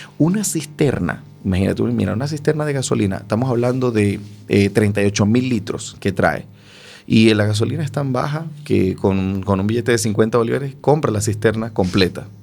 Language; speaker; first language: Spanish; native; Spanish